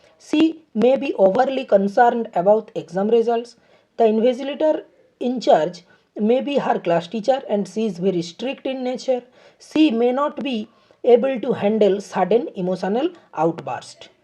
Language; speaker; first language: English; non-native, local second language; Bangla